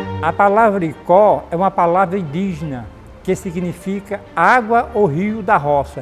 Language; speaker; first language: Portuguese; native; Portuguese